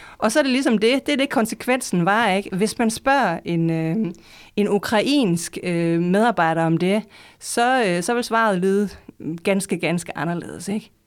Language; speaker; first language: Danish; native; Danish